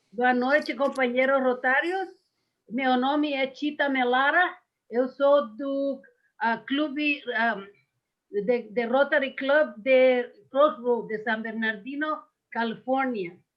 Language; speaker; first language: Portuguese; non-native, fluent; Spanish